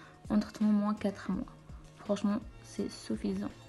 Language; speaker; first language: French; non-native, fluent; Arabic